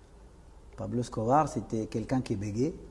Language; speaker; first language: French; non-native, fluent; Spanish